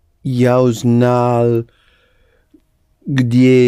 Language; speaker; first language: Russian; non-native, learner; English